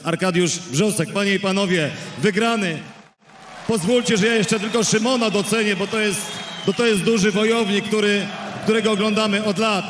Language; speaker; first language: Polish; native; Polish